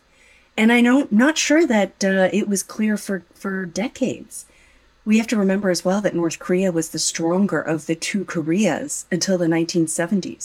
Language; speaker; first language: English; native; English